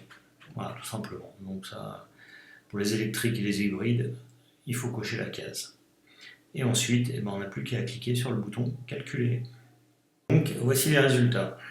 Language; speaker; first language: French; native; French